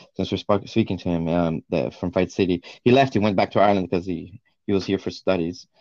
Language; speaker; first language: English; non-native, fluent; Portuguese